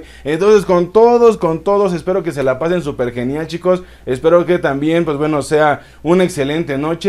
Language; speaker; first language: Spanish; native; Spanish